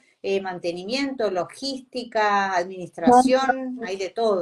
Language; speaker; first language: Spanish; native; Spanish